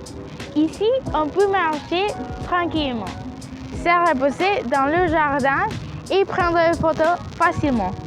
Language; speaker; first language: French; non-native, learner; Spanish